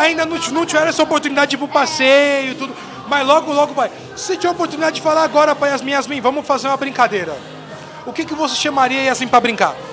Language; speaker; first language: Portuguese; native; Portuguese